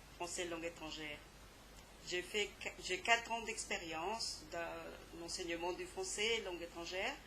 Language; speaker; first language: French; non-native, fluent; Spanish